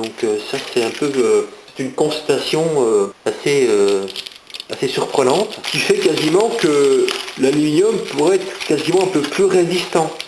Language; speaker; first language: French; native; French